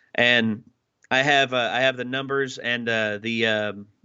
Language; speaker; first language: English; native; English